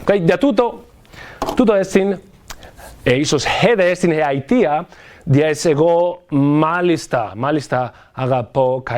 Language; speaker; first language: Greek; non-native, fluent; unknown